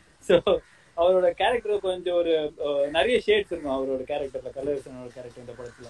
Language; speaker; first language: Tamil; native; Tamil